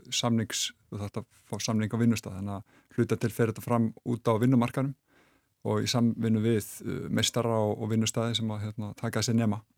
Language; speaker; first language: Icelandic; native; Icelandic